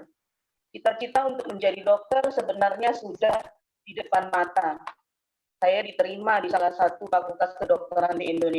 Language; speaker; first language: Indonesian; native; Indonesian